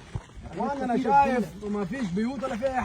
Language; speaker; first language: Arabic; native; Arabic